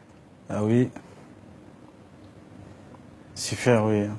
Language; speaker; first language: French; non-native, learner; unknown